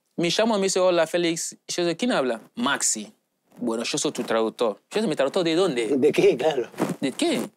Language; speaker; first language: Spanish; non-native, learner; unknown